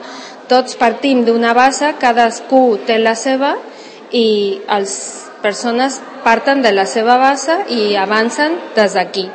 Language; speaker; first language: Catalan; non-native, local second language; Spanish